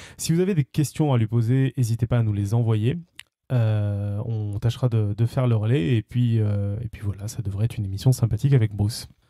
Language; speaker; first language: French; native; French